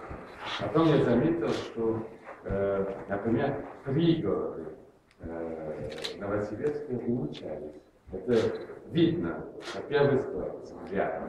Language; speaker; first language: Russian; non-native, fluent; French